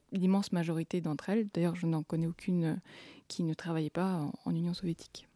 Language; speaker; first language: French; early bilingual, other home language; Russian